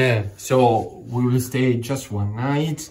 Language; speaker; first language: English; non-native, fluent; Italian